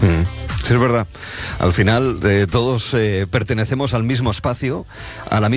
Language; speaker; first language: Spanish; native; Spanish